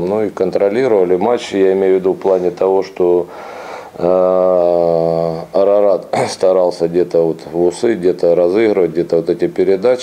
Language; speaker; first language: Russian; native; Russian